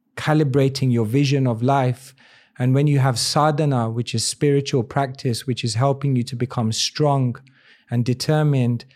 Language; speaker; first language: English; native; English